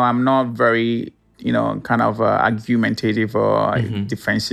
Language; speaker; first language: English; non-native, local second language; Ewe